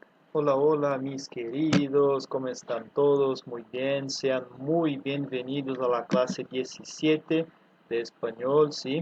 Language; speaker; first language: Spanish; non-native, fluent; Portuguese